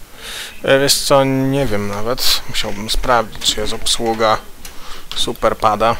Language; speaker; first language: Polish; native; Polish